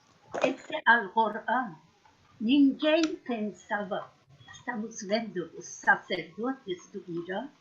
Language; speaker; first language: Portuguese; non-native, fluent; Persian